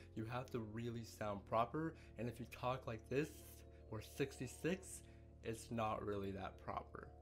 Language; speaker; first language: English; native; English